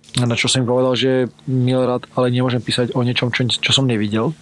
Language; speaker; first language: Slovak; early bilingual, other home language; Ukrainian